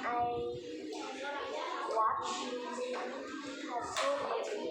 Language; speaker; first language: English; non-native, learner; Vietnamese